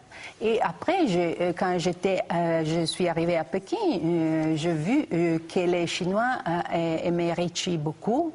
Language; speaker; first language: French; non-native, fluent; Italian